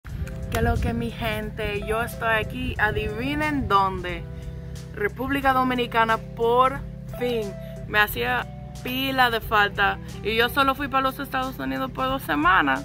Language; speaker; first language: Spanish; non-native, fluent; English